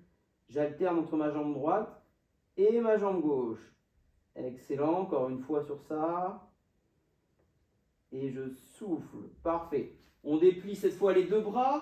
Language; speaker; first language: French; native; French